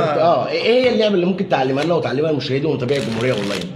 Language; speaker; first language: Arabic; native; Arabic